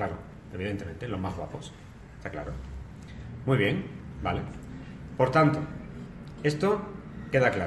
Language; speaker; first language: Spanish; native; Spanish